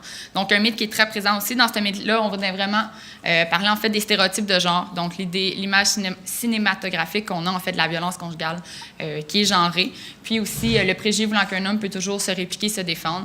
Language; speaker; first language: French; native; French